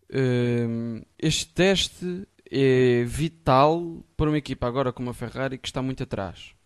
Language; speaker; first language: Portuguese; native; Portuguese